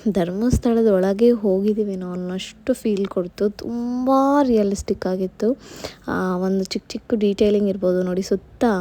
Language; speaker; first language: Kannada; non-native, local second language; Marathi